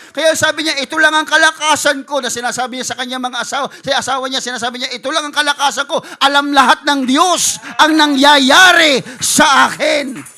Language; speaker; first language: Filipino; non-native, local second language; Cebuano